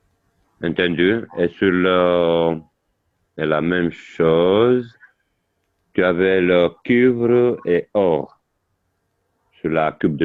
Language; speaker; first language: French; non-native, learner; Italian